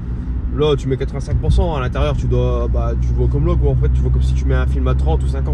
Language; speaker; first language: French; native; French